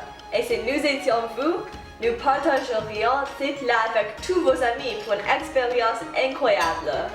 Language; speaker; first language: French; non-native, learner; English